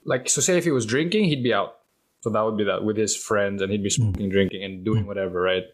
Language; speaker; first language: English; non-native, local second language; Filipino